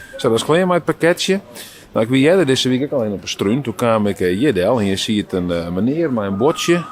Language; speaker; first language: Dutch; non-native, local second language; Western Frisian